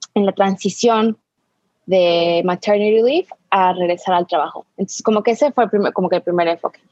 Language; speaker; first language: Spanish; native; Spanish